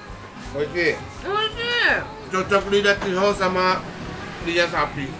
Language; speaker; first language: Indonesian; non-native, fluent; Japanese